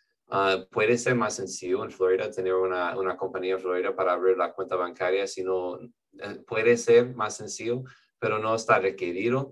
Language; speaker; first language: Spanish; non-native, fluent; English